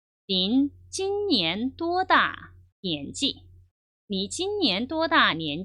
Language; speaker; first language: Chinese; non-native, fluent; Korean